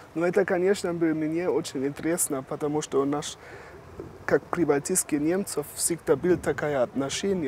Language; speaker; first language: Russian; non-native, learner; German